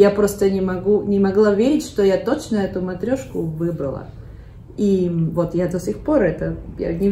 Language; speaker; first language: Russian; early bilingual, heritage; Russian